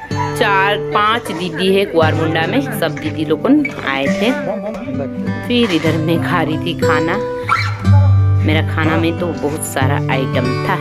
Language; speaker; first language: Hindi; native; Hindi